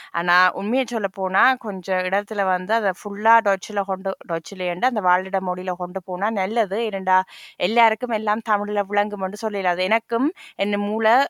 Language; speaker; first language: Tamil; early bilingual, heritage; Tamil